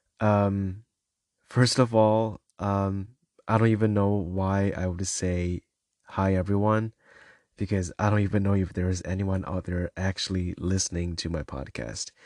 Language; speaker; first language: English; non-native, fluent; Chinese